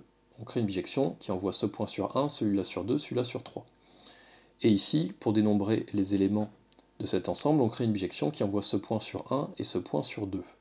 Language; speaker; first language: French; native; French